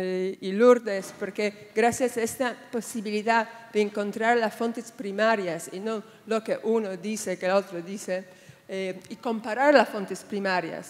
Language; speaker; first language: Spanish; non-native, fluent; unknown